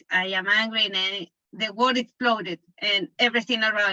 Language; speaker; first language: English; non-native, learner; Spanish